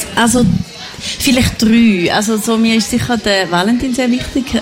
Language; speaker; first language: German; native; German